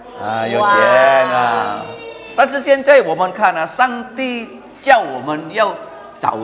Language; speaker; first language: Chinese; early bilingual, heritage; Chinese